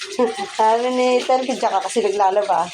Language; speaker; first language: Filipino; native; Filipino